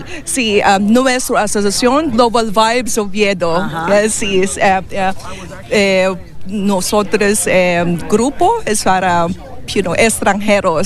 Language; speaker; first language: Spanish; non-native, learner; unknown